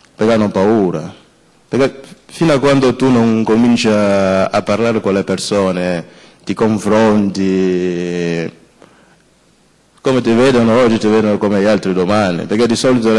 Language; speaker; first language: Italian; non-native, fluent; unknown